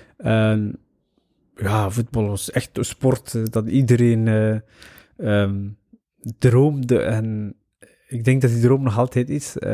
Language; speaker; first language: Dutch; early bilingual, other home language; Somali